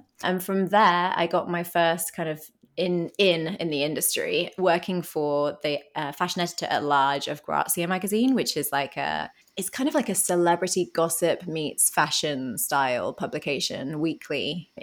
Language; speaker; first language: English; native; English